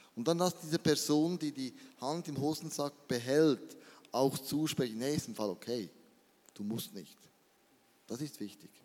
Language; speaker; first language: German; native; German